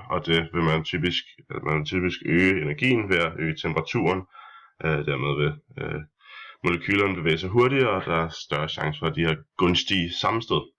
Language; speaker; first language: Danish; native; Danish